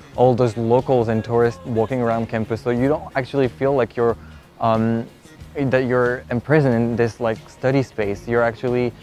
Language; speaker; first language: English; non-native, fluent; French